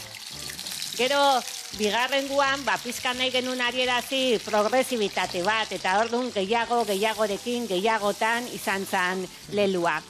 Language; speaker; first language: Basque; native; Basque